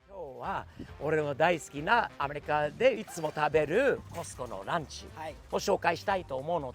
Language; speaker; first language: Japanese; non-native, fluent; English